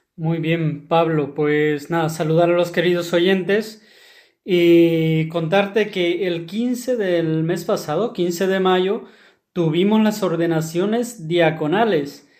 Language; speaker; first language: Spanish; native; Spanish